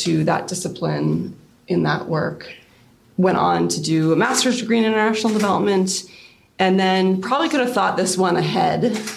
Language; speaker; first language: English; native; English